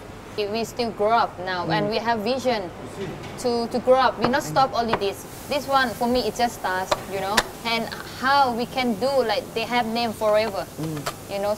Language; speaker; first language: English; non-native, fluent; Thai